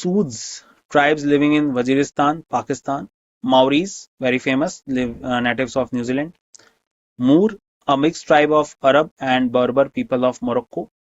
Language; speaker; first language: English; non-native, local second language; Hindi